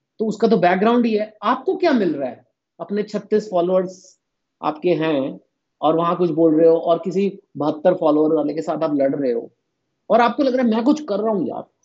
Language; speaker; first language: Hindi; native; Hindi